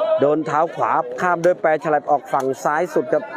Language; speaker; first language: Thai; native; Thai